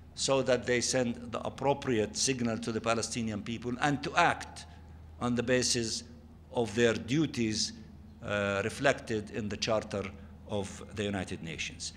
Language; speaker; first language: English; non-native, fluent; Arabic